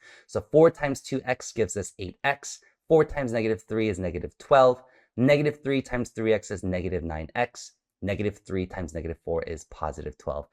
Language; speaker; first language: English; native; English